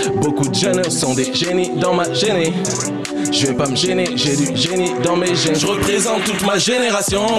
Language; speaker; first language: French; non-native, local second language; Baoulé